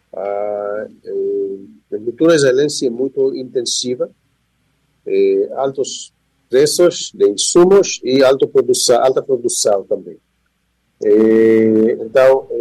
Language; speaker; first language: Portuguese; non-native, fluent; Hebrew